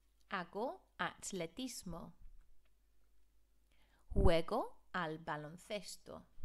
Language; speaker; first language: Spanish; non-native, fluent; English